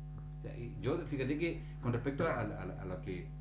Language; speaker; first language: Spanish; native; Spanish